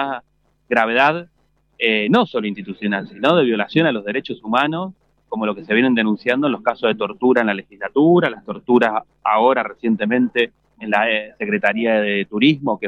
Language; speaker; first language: Spanish; native; Spanish